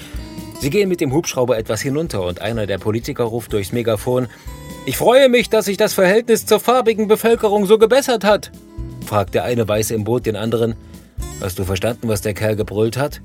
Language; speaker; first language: German; native; German